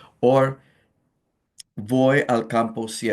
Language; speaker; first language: Spanish; non-native, fluent; English